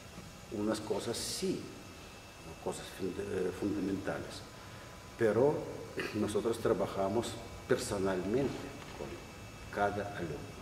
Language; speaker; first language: Spanish; non-native, learner; Russian